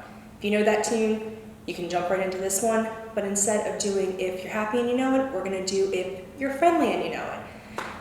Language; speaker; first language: English; native; English